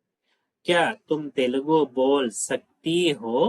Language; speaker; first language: Hindi; non-native, local second language; Telugu